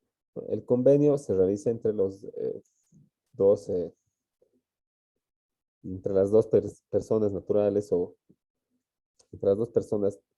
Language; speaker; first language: Spanish; native; Spanish